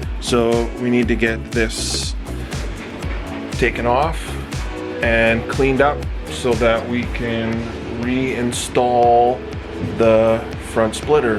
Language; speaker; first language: English; native; English